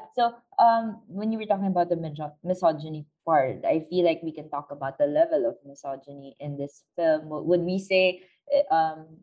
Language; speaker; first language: English; non-native, local second language; Filipino